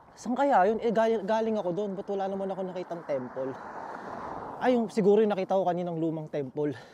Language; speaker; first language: Filipino; native; Filipino